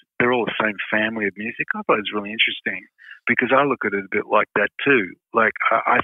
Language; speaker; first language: English; native; English